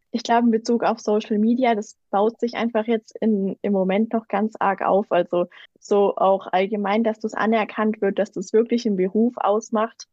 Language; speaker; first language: German; native; German